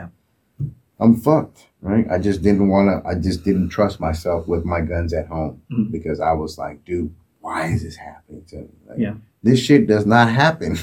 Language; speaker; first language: English; native; English